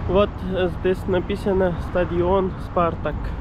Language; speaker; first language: Russian; non-native, learner; Urdu